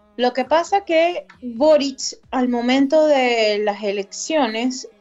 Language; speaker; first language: Spanish; native; Spanish